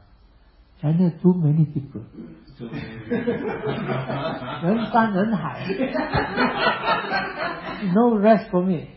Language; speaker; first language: English; non-native, local second language; Chinese